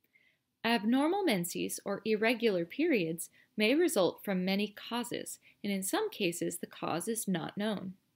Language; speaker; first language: English; native; English